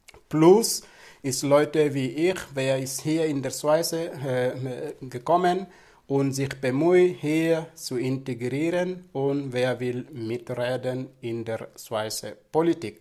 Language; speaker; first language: German; non-native, fluent; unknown